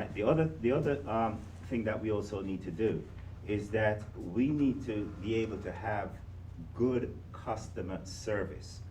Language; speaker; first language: English; native; English